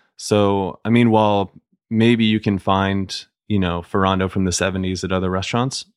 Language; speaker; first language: English; native; English